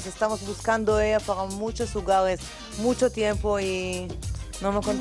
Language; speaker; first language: Spanish; non-native, learner; Hebrew